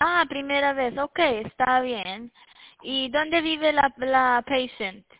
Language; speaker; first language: Spanish; early bilingual, heritage; Spanish